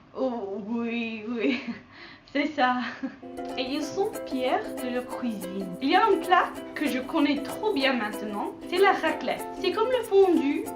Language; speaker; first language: French; non-native, learner; English